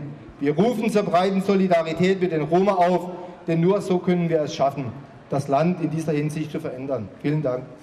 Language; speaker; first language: German; native; German